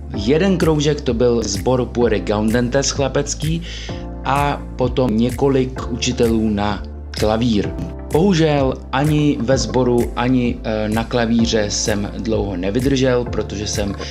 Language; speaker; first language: Czech; early bilingual, other home language; Russian